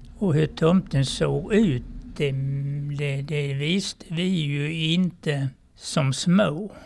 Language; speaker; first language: Swedish; native; Swedish